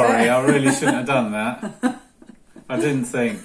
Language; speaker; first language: English; native; English